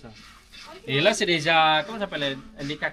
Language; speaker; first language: French; non-native, learner; Balinese